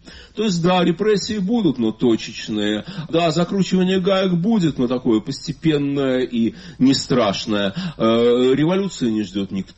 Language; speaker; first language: Russian; native; Russian